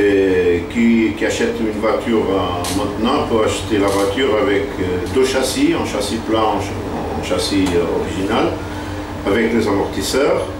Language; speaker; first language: French; non-native, fluent; Portuguese